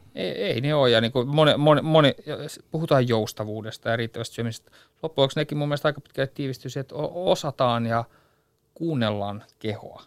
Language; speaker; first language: Finnish; native; Finnish